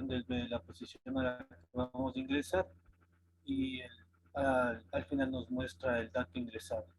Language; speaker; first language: Spanish; native; Spanish